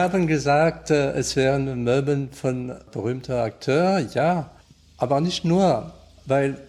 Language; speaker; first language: German; non-native, learner; French